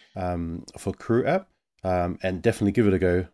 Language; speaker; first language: English; native; English